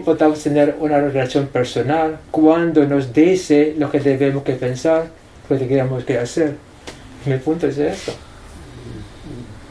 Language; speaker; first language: Spanish; non-native, fluent; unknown